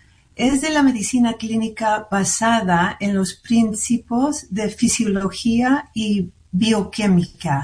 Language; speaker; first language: Spanish; early bilingual, heritage; Spanish